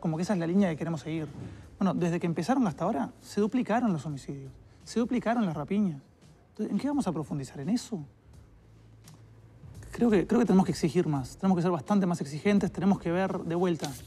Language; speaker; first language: Spanish; native; Spanish